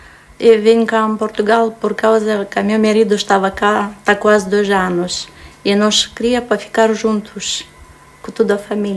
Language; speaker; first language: Portuguese; non-native, learner; Romanian